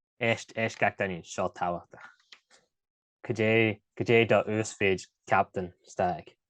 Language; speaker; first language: Irish; native; Irish